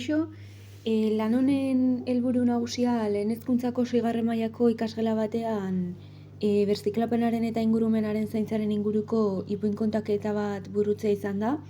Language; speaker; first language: Basque; native; Basque